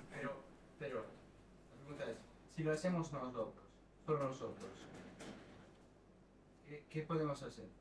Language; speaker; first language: Spanish; non-native, fluent; Italian